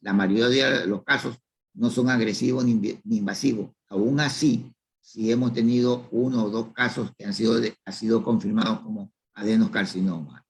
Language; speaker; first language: Spanish; native; Spanish